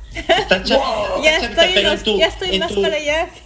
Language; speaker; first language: Spanish; early bilingual, other home language; English